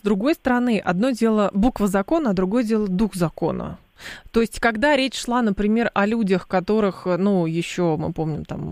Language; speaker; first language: Russian; native; Russian